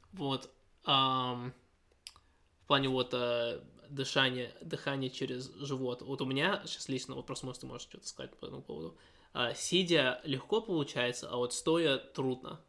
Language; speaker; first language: Russian; early bilingual, heritage; Russian